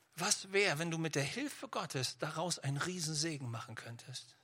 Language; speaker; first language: German; native; German